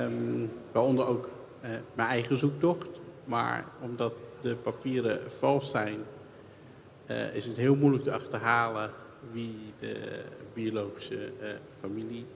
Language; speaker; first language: Dutch; early bilingual, other home language; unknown